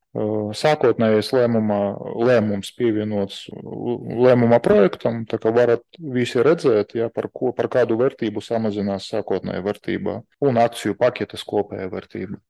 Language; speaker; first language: Latvian; non-native, local second language; Russian